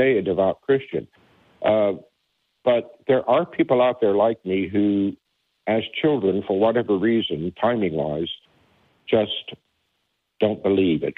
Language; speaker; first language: English; native; English